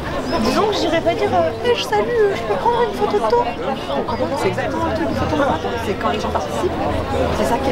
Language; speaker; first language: French; native; French